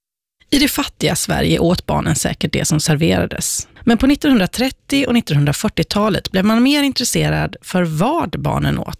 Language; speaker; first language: Swedish; native; Swedish